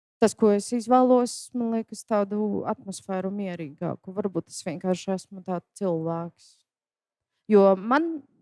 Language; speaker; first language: Latvian; native; Latvian